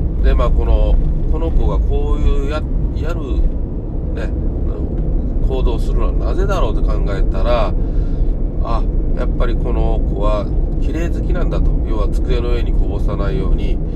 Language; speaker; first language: Japanese; native; Japanese